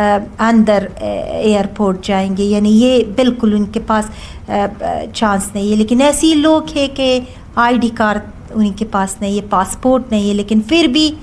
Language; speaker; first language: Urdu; non-native, learner; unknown